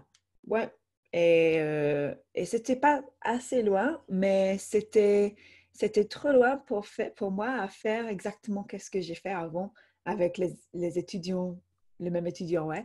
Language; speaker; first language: French; non-native, fluent; English